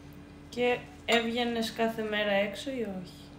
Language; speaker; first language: Greek; early bilingual, heritage; Greek